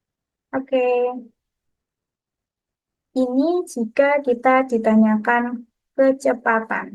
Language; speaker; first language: Indonesian; native; Indonesian